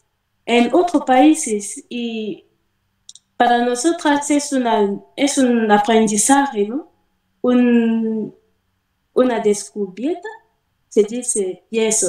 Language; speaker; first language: Spanish; non-native, fluent; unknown